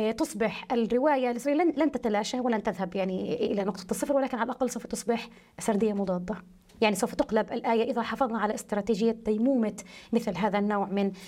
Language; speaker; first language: Arabic; early bilingual, heritage; Arabic